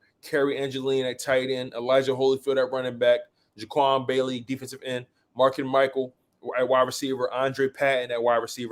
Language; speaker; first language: English; native; English